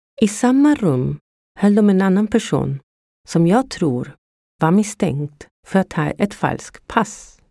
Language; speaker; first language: Swedish; non-native, fluent; Spanish